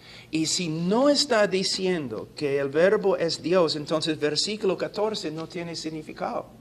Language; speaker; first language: Spanish; non-native, fluent; English